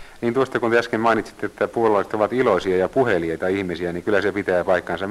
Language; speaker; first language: Finnish; native; Finnish